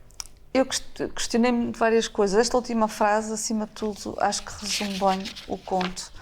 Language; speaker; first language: Portuguese; native; Portuguese